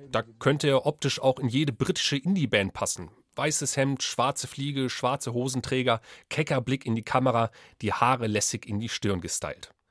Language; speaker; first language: German; native; German